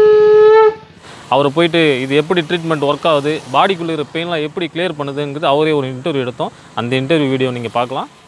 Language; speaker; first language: Tamil; native; Tamil